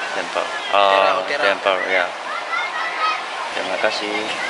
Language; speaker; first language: Indonesian; non-native, learner; Japanese